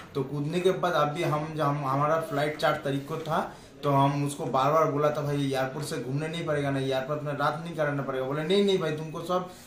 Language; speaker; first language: Hindi; non-native, local second language; Bangla